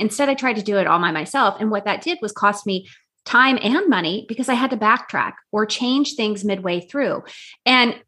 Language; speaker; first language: English; native; English